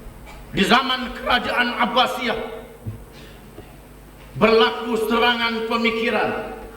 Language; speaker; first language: Malay; native; Malay